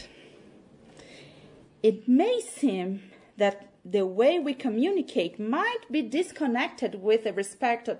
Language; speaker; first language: English; non-native, fluent; Portuguese